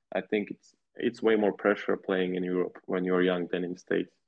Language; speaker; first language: English; non-native, fluent; Serbian